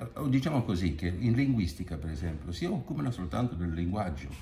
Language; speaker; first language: Italian; non-native, fluent; Swedish